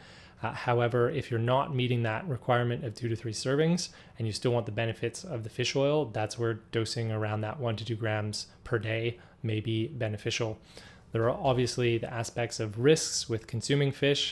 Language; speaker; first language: English; native; English